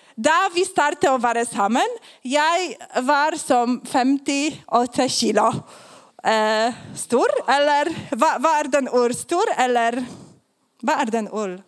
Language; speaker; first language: Swedish; non-native, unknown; Polish